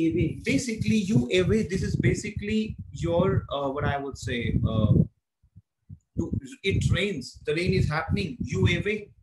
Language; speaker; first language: English; non-native, local second language; Hindi